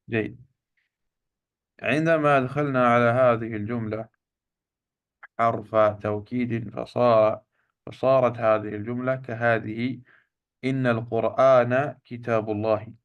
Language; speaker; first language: Arabic; non-native, fluent; Urdu